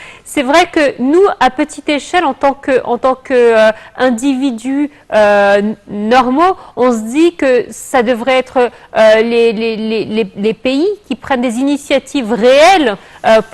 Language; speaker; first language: French; non-native, fluent; Arabic